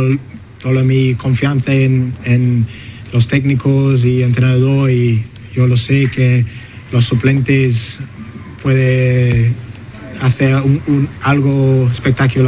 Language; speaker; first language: Spanish; non-native, learner; English